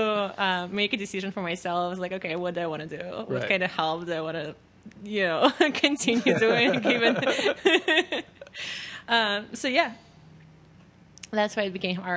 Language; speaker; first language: English; non-native, fluent; Russian